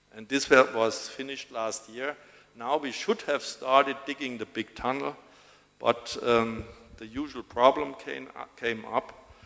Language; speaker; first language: English; non-native, fluent; German